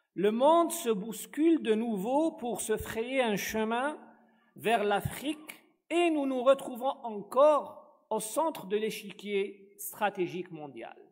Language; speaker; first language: French; non-native, local second language; Arabic